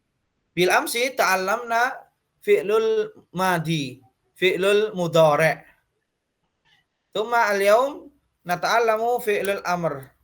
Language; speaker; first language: Arabic; non-native, fluent; Indonesian